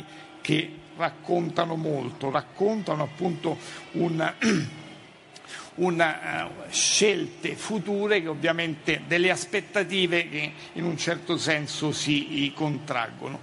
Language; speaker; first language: Italian; native; Italian